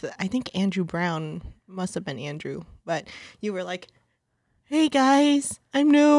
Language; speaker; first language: English; early bilingual, other home language; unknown